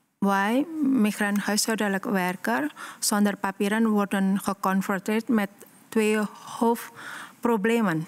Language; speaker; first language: Dutch; non-native, learner; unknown